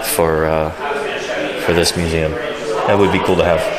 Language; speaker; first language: English; native; English